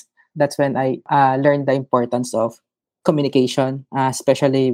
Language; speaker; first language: English; non-native, local second language; Filipino